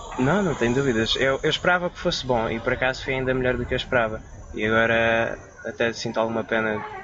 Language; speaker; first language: Portuguese; early bilingual, other home language; Romanian